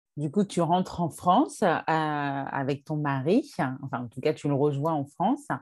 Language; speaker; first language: French; native; French